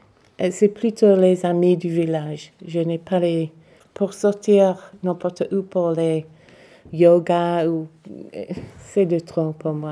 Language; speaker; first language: French; non-native, learner; English